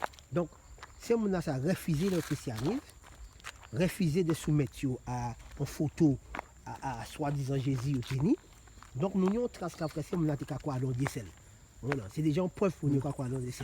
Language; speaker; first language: French; non-native, local second language; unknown